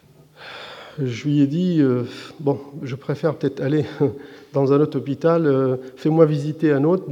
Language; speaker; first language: French; non-native, fluent; Arabic